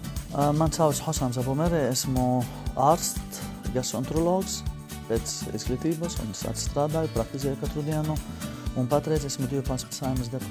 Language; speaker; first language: Latvian; non-native, fluent; Arabic